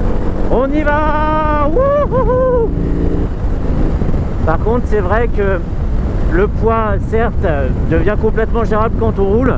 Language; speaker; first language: French; native; French